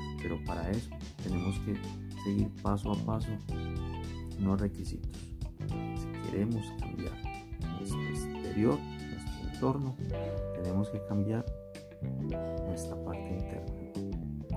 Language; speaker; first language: Spanish; native; Spanish